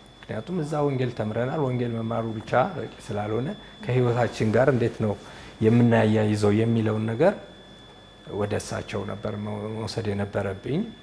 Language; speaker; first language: Amharic; native; Amharic